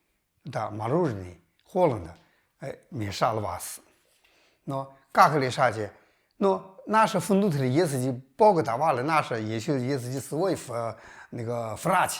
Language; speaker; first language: Russian; non-native, learner; Chinese